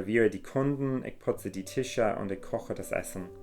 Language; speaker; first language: German; non-native, fluent; English